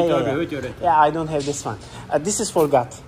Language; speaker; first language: English; non-native, fluent; Turkish